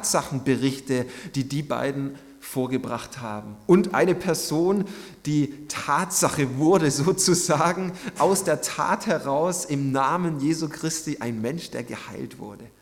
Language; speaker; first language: German; native; German